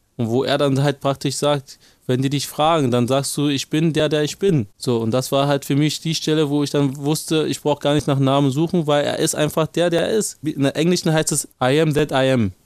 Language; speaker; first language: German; early bilingual, other home language; Akan